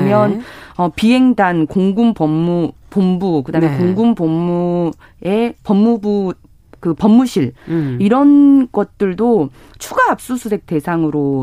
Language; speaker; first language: Korean; native; Korean